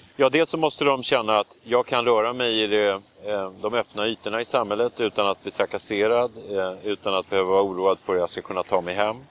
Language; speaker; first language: Swedish; native; Swedish